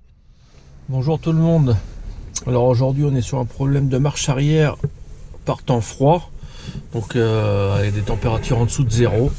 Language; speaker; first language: French; native; French